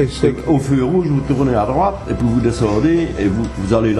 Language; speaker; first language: French; native; French